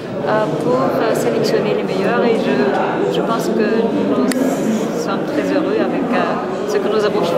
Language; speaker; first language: French; non-native, fluent; Spanish